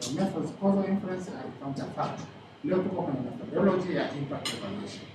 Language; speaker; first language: English; non-native, local second language; Swahili